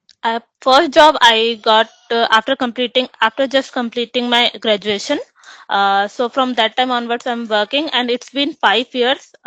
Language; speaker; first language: English; non-native, local second language; Hindi